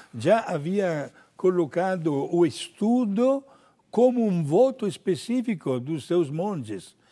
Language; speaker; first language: Portuguese; non-native, fluent; Italian